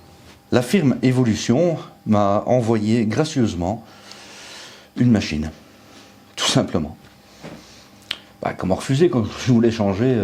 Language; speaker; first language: French; native; French